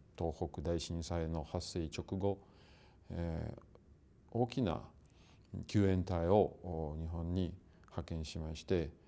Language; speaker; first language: Japanese; non-native, fluent; Russian